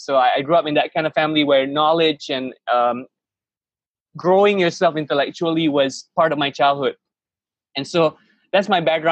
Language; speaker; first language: English; non-native, local second language; Malay